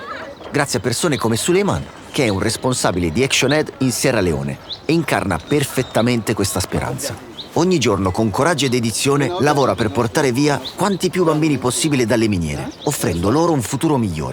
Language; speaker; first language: Italian; native; Italian